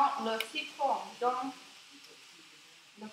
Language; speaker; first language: French; non-native, learner; English